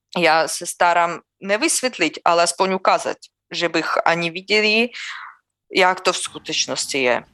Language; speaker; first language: Czech; non-native, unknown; Russian